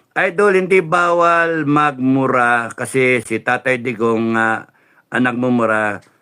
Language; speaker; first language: Filipino; native; Filipino